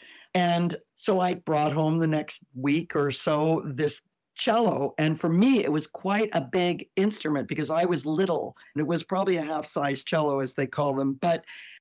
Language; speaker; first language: English; native; English